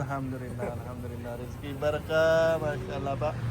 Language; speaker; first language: Indonesian; non-native, learner; Urdu